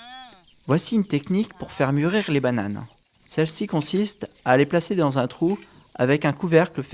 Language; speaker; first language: French; native; French